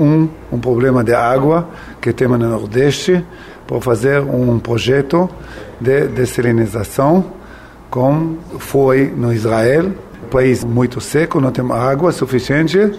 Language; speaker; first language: Portuguese; non-native, learner; Hebrew